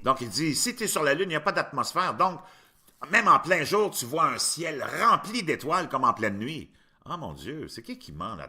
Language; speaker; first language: French; native; French